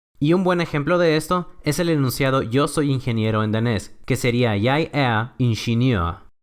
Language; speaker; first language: Spanish; native; Spanish